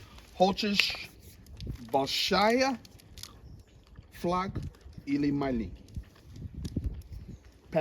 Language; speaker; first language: Russian; non-native, learner; English